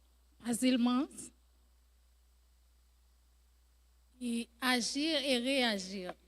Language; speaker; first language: Portuguese; non-native, learner; French